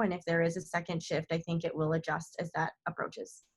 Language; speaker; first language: English; native; English